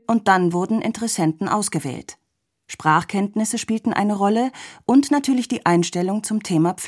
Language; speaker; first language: German; native; German